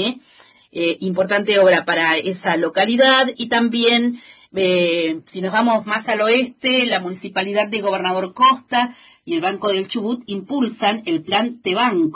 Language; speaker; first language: Spanish; native; Spanish